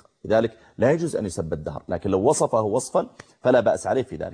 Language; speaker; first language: Arabic; native; Arabic